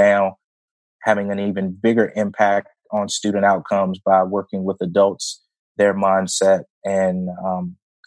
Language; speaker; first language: English; native; English